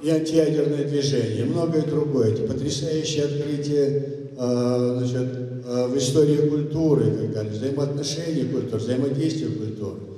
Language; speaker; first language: Russian; non-native, local second language; Kazakh